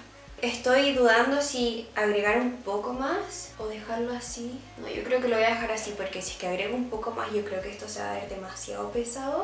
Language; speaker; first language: Spanish; native; Spanish